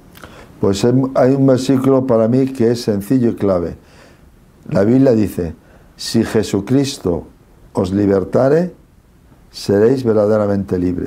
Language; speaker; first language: Spanish; native; Spanish